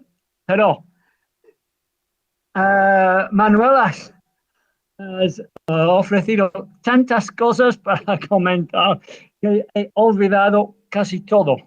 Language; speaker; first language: Spanish; non-native, fluent; English